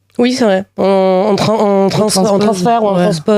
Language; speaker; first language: French; native; French